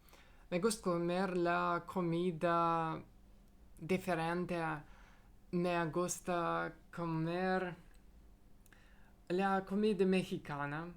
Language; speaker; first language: Spanish; non-native, learner; Russian